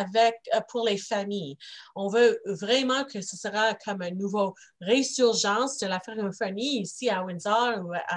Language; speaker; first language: French; non-native, local second language; English